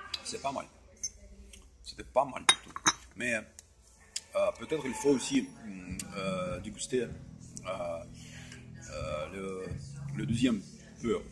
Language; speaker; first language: French; non-native, fluent; Russian